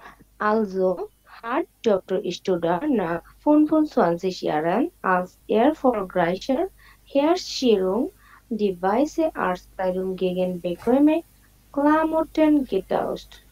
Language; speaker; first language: German; non-native, learner; Bangla